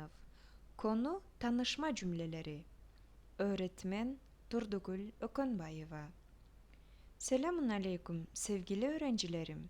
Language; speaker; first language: Turkish; non-native, fluent; Kyrgyz